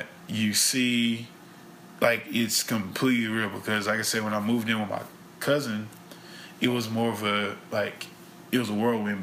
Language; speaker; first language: English; native; English